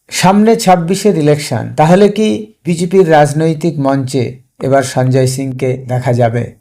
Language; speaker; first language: Bangla; native; Bangla